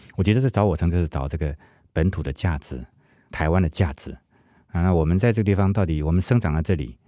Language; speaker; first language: Chinese; non-native, local second language; Hakka Chinese